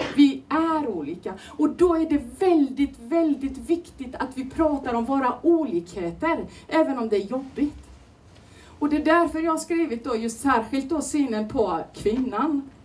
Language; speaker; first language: Swedish; non-native, fluent; Turoyo